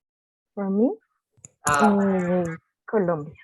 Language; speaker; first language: English; non-native, learner; Spanish